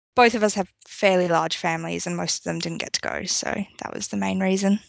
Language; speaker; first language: English; native; English